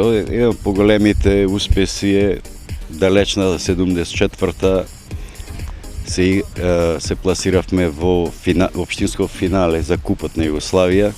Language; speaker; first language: Macedonian; native; Macedonian